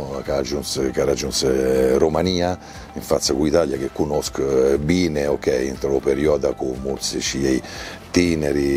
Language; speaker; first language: Romanian; non-native, learner; Italian